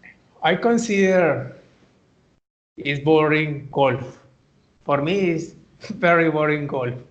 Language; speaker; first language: English; non-native, learner; Spanish